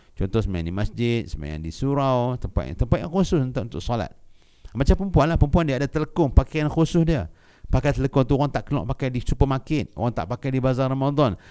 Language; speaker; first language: Malay; native; Malay